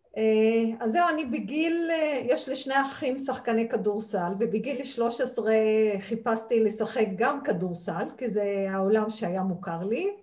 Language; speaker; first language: Hebrew; non-native, local second language; Arabic